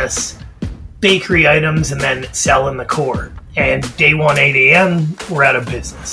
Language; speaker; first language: English; native; English